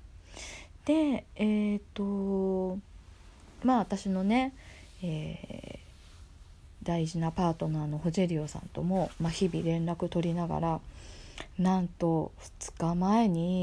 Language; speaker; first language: Japanese; native; Japanese